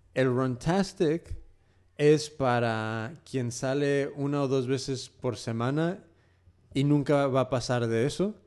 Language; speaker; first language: Spanish; early bilingual, heritage; Spanish